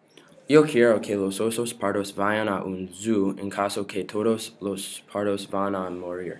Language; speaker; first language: Spanish; non-native, learner; English